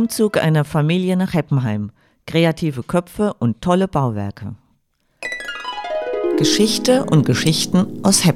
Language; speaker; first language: German; native; German